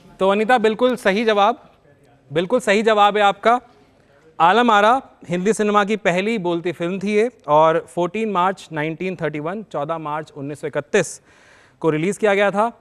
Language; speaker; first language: Hindi; native; Hindi